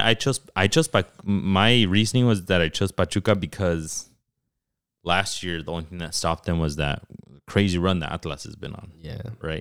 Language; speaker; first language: English; early bilingual, other home language; Spanish